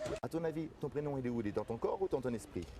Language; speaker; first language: French; native; French